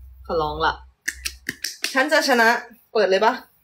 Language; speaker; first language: Thai; early bilingual, heritage; Thai